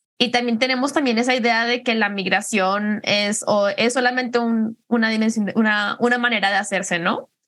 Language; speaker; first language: Spanish; native; Spanish